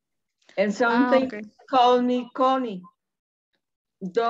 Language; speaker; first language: English; non-native, learner; Spanish